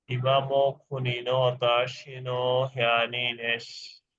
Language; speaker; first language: Japanese; non-native, fluent; Bangla